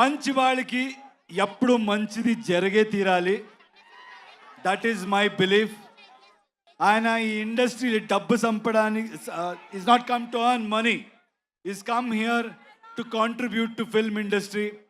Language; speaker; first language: Telugu; non-native, learner; Kannada